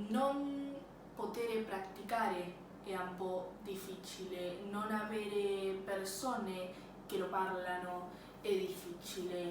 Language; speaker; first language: Italian; non-native, learner; Spanish